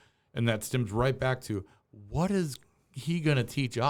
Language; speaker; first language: English; native; English